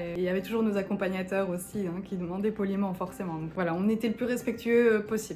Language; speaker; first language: French; native; French